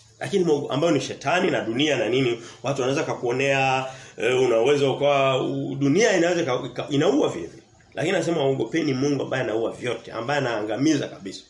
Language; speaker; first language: Swahili; native; Swahili